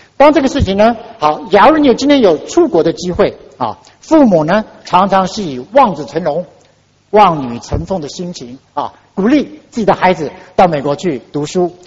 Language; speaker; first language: Chinese; native; Chinese